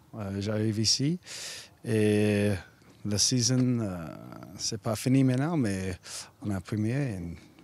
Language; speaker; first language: French; non-native, learner; English